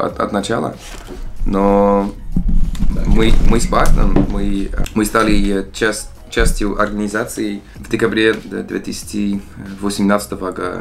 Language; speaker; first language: Russian; non-native, learner; Dutch